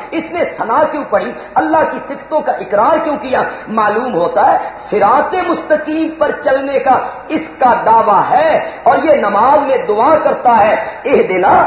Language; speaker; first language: Urdu; non-native, local second language; Punjabi